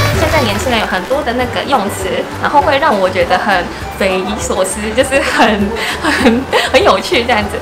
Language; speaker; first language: Chinese; non-native, fluent; Japanese